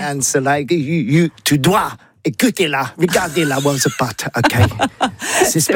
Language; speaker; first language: French; non-native, learner; English